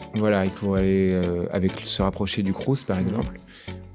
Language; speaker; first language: French; native; French